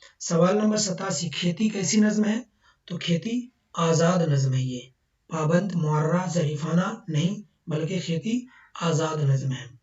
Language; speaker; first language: Urdu; native; Urdu